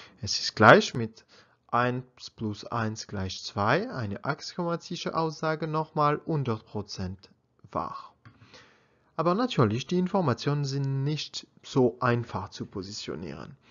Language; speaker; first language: German; non-native, learner; French